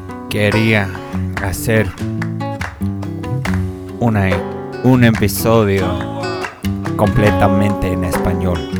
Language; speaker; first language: Spanish; early bilingual, other home language; English